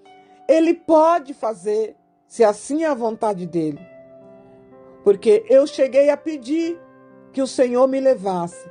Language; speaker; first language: Portuguese; native; Portuguese